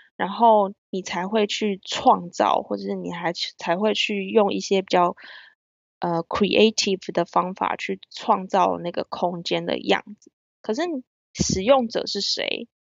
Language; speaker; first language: Chinese; native; Chinese